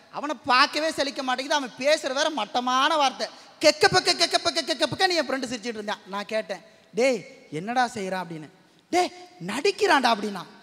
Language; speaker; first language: Tamil; native; Tamil